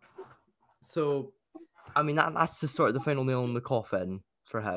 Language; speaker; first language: English; native; English